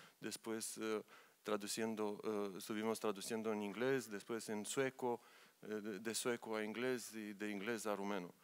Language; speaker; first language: Spanish; non-native, learner; Romanian